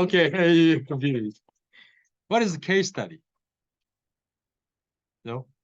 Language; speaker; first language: English; non-native, fluent; Korean